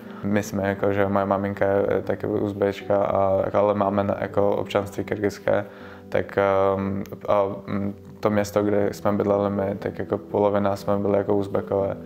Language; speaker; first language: Czech; early bilingual, other home language; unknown